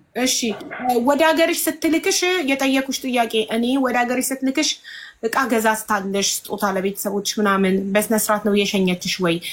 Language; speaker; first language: Amharic; native; Amharic